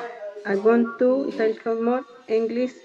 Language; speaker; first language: English; non-native, learner; Spanish